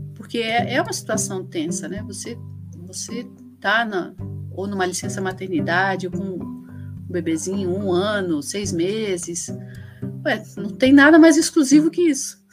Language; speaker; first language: Portuguese; early bilingual, other home language; Spanish